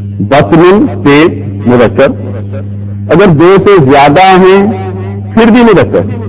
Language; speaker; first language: Urdu; non-native, local second language; Punjabi